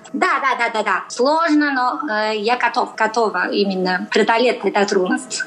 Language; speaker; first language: Russian; non-native, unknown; Chinese